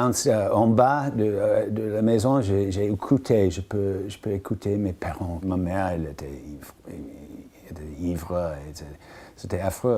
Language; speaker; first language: French; non-native, fluent; English